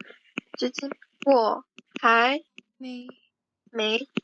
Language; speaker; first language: Chinese; non-native, fluent; Indonesian